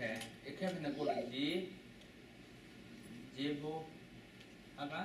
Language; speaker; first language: Arabic; non-native, learner; Chinese